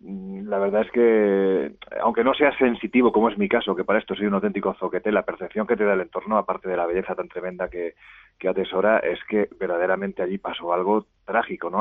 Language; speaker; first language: Spanish; native; Spanish